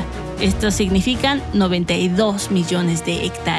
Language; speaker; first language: Spanish; native; Spanish